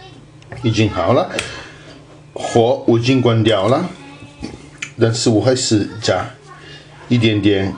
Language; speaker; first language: Chinese; non-native, fluent; Italian